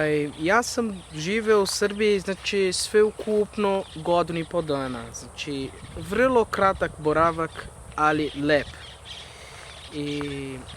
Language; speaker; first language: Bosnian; non-native, fluent; Portuguese